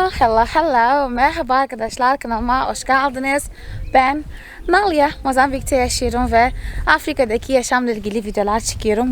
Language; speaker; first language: Turkish; non-native, fluent; Portuguese